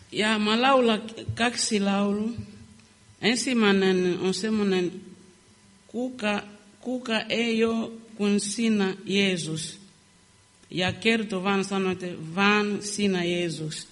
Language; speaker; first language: Finnish; non-native, learner; Lingala